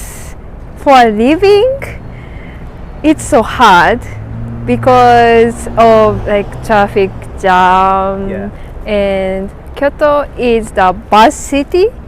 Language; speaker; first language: English; non-native, learner; Japanese